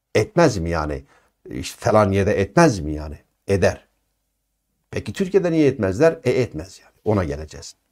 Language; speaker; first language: Turkish; non-native, local second language; Kurdish